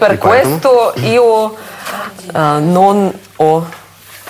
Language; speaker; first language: Italian; non-native, learner; Russian